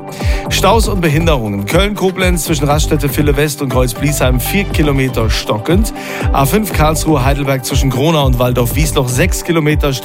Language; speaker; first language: German; native; German